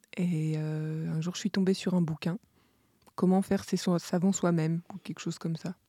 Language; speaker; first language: French; native; French